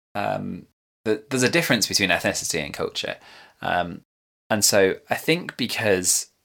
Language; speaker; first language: English; native; English